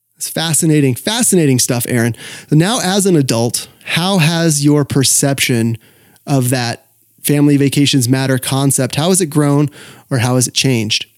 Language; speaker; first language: English; native; English